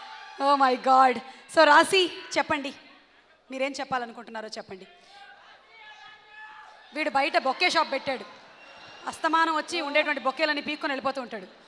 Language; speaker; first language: Telugu; native; Telugu